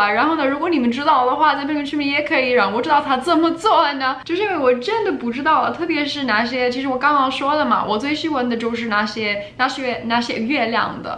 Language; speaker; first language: Chinese; non-native, fluent; English